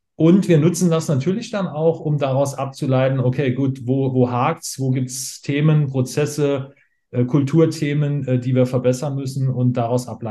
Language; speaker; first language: German; native; German